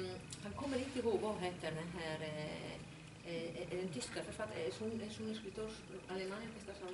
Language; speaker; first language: Swedish; non-native, fluent; Spanish